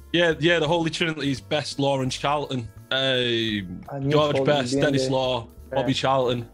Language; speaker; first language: English; native; English